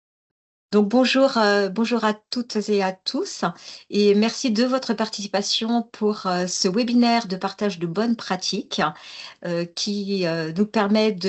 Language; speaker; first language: French; native; French